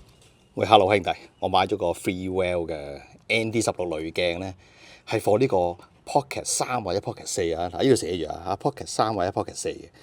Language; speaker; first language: Cantonese; native; Cantonese